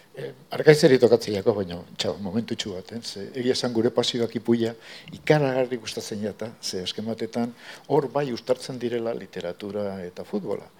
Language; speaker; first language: Basque; native; Basque